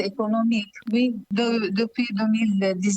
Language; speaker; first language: French; non-native, local second language; Arabic